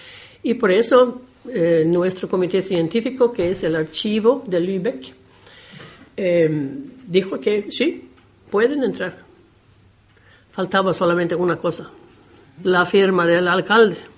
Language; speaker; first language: Spanish; non-native, fluent; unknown